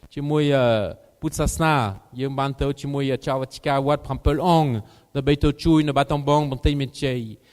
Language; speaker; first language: Khmer; non-native, fluent; French